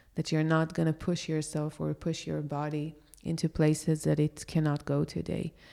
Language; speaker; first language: English; non-native, fluent; Hebrew